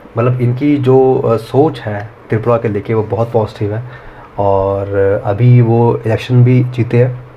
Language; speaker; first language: Hindi; native; Hindi